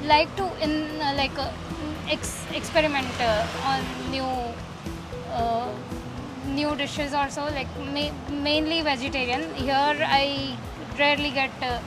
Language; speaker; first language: English; non-native, local second language; Gujarati